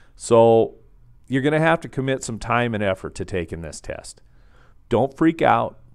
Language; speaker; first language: English; native; English